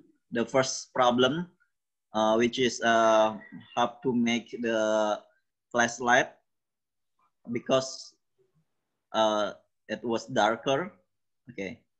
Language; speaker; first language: English; non-native, learner; Indonesian